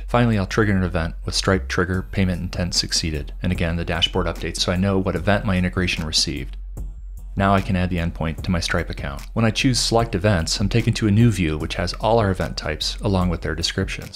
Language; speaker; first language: English; native; English